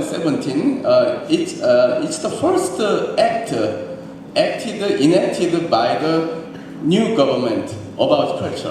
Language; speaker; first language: English; non-native, learner; Korean